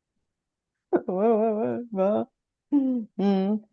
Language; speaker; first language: French; non-native, fluent; Bulgarian